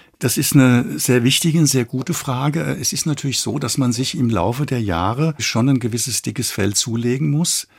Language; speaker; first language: German; native; German